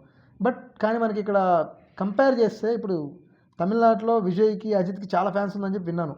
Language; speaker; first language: Telugu; native; Telugu